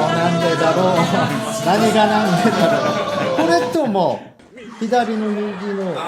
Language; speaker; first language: Japanese; non-native, fluent; Korean